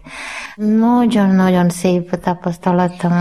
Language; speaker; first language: Hungarian; non-native, learner; Malayalam